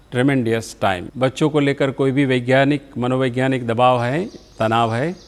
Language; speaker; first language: Hindi; non-native, local second language; Gujarati